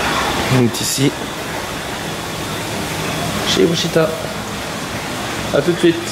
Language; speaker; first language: French; native; French